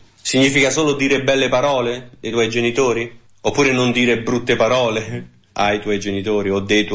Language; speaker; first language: Italian; native; Italian